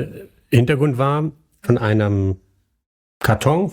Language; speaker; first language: German; native; German